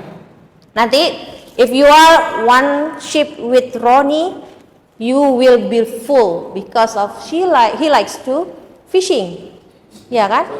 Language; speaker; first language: English; non-native, fluent; Indonesian